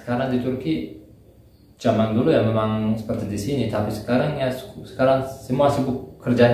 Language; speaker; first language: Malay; non-native, learner; Turkish